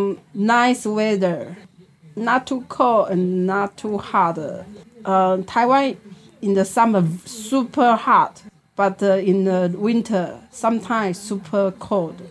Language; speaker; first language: English; non-native, learner; Chinese